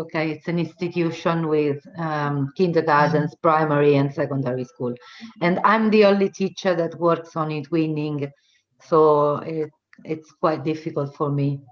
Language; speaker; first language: English; non-native, fluent; Italian